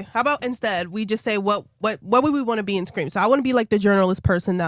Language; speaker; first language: English; native; English